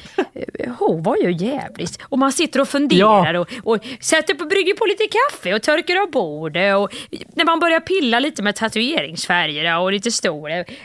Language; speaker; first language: Swedish; native; Swedish